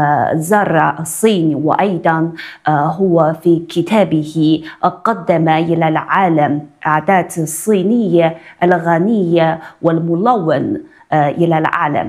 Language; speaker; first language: Arabic; non-native, fluent; Chinese